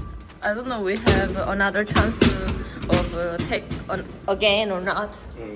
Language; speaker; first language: English; non-native, learner; Korean